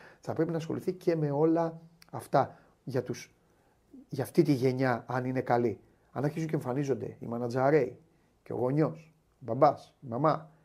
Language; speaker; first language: Greek; native; Greek